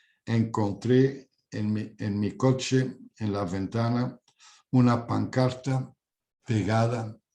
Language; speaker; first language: Spanish; non-native, fluent; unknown